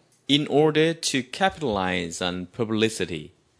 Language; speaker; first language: English; non-native, fluent; Korean